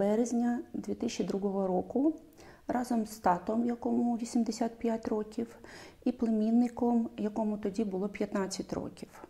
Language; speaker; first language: Ukrainian; non-native, local second language; Russian